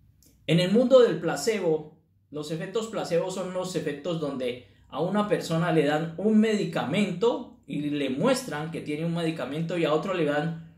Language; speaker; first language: Spanish; native; Spanish